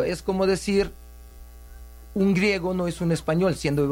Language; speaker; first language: Spanish; non-native, fluent; Uzbek